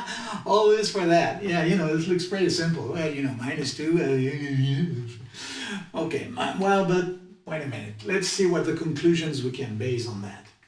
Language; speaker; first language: English; non-native, fluent; French